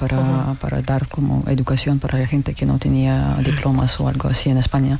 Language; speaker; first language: Spanish; non-native, learner; Russian